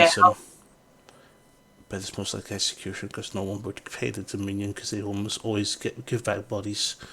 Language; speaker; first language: English; native; English